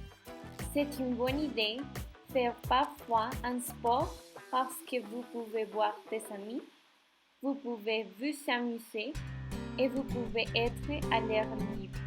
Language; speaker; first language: French; non-native, learner; Spanish